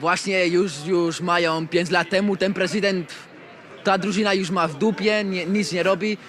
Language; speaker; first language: Polish; early bilingual, heritage; Spanish